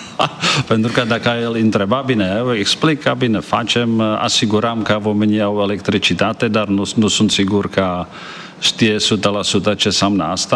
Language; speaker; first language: Romanian; non-native, learner; Czech